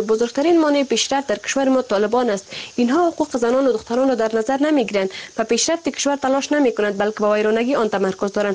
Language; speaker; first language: Persian; native; Persian